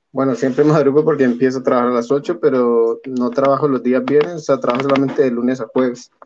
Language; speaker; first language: Spanish; native; Spanish